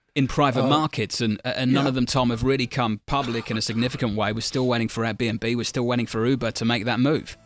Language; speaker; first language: English; native; English